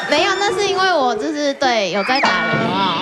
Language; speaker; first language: Chinese; native; Chinese